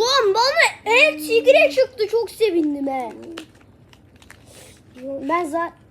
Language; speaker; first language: Turkish; native; Turkish